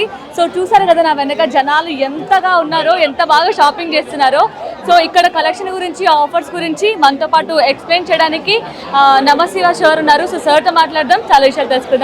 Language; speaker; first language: Telugu; native; Telugu